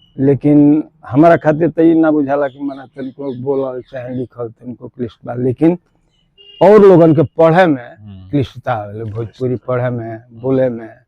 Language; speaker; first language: Bhojpuri; native; Bhojpuri